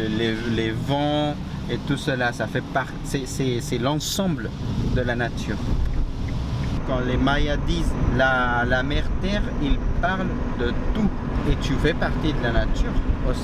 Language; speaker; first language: French; non-native, fluent; Spanish